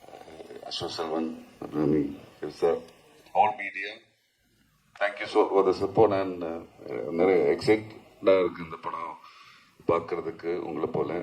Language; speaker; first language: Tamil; non-native, learner; Malayalam